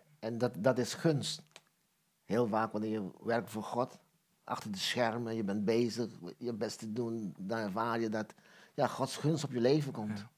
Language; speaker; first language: Dutch; non-native, local second language; Papiamento